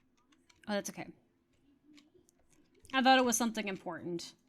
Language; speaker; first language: English; native; English